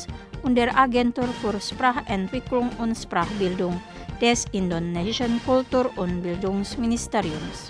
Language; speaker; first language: German; non-native, fluent; Indonesian